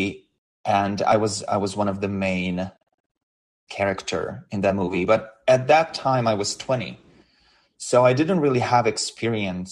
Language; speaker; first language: English; non-native, fluent; Hungarian